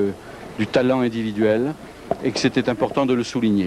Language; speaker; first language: French; native; French